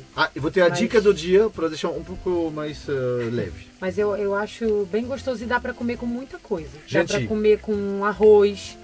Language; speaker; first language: Portuguese; non-native, fluent; French